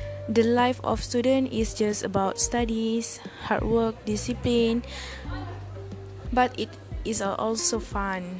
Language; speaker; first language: English; non-native, learner; Malay